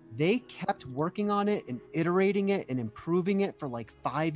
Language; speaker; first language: English; native; English